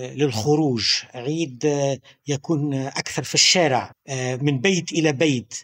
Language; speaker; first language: Arabic; native; Arabic